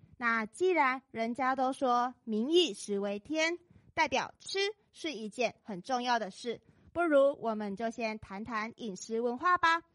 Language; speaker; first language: Chinese; native; Chinese